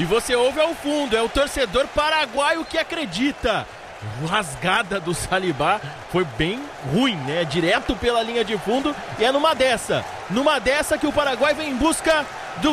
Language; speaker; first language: Portuguese; native; Portuguese